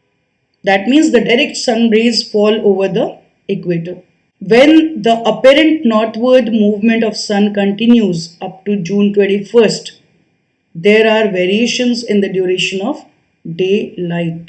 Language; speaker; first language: English; non-native, local second language; Hindi